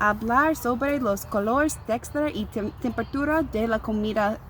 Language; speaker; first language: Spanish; non-native, learner; English